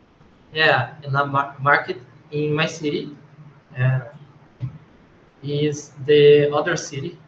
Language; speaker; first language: English; non-native, learner; Portuguese